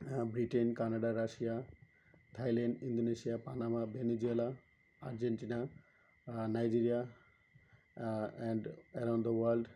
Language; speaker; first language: English; non-native, learner; Bangla